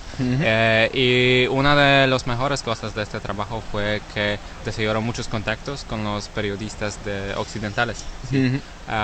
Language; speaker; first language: Spanish; non-native, learner; Polish